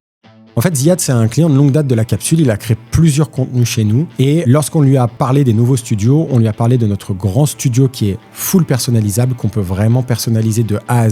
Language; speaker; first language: French; native; French